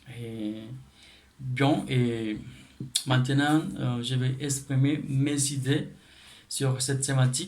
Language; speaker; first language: French; non-native, learner; Spanish